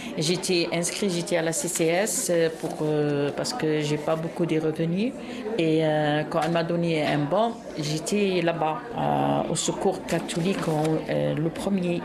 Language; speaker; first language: French; non-native, local second language; Arabic